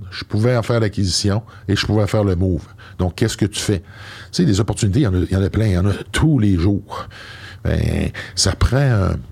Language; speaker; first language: French; native; French